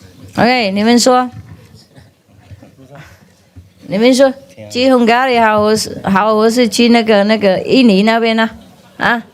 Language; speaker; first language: Chinese; non-native, fluent; Vietnamese